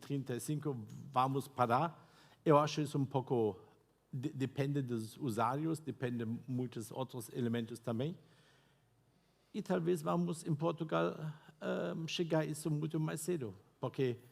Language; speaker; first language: Portuguese; non-native, fluent; German